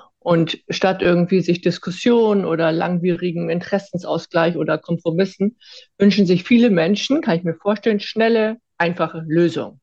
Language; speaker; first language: German; early bilingual, other home language; Icelandic